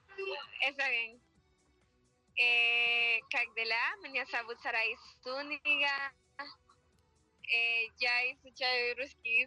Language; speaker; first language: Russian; non-native, learner; Spanish